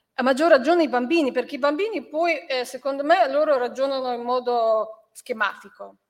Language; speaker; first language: Italian; non-native, fluent; Ukrainian